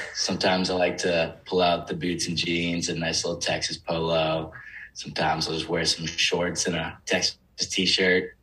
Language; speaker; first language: English; native; English